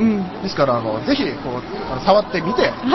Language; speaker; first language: Japanese; native; Japanese